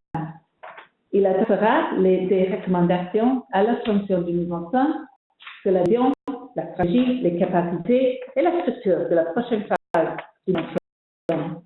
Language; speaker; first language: French; non-native, fluent; English